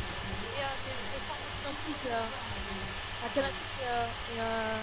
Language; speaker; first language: French; native; French